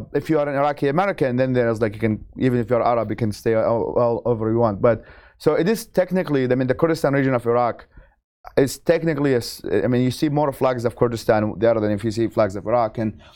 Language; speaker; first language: English; non-native, fluent; Arabic